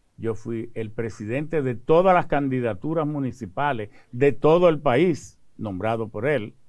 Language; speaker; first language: Spanish; early bilingual, other home language; French